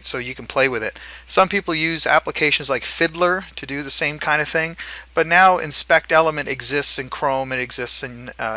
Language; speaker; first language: English; native; English